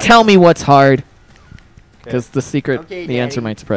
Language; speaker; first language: English; native; English